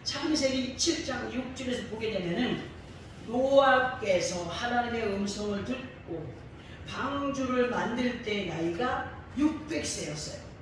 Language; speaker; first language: Korean; native; Korean